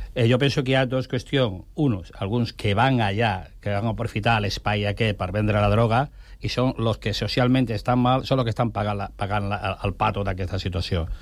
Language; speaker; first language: Catalan; non-native, local second language; Spanish